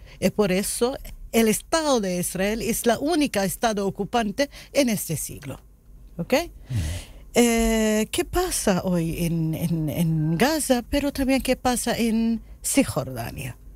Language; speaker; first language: Spanish; non-native, learner; Arabic